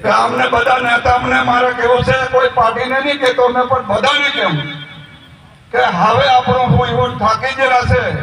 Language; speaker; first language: Gujarati; non-native, local second language; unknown